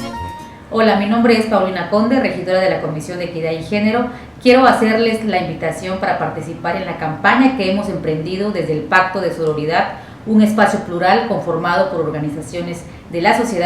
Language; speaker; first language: Spanish; native; Spanish